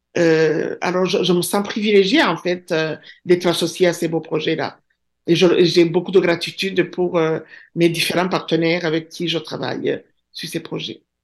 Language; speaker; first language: French; non-native, local second language; Kinyarwanda